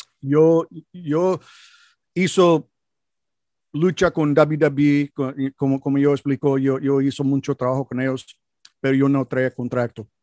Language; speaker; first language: Spanish; non-native, learner; English